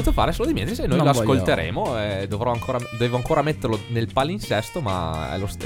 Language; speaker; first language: Italian; native; Italian